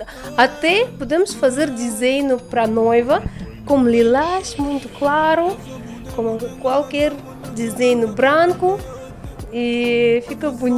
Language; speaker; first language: Portuguese; non-native, learner; Russian